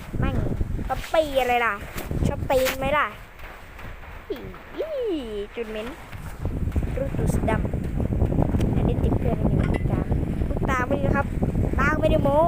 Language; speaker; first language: Thai; native; Thai